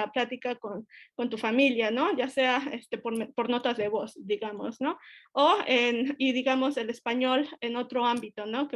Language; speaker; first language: Spanish; native; Spanish